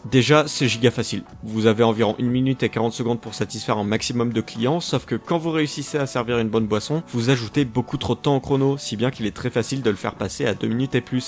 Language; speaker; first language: French; native; French